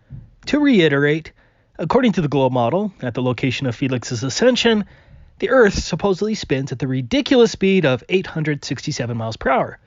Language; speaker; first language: English; native; English